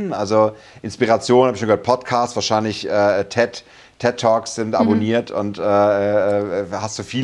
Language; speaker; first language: German; native; German